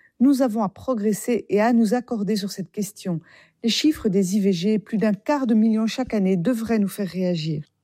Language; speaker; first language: French; native; French